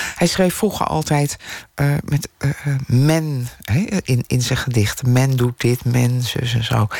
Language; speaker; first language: Dutch; native; Dutch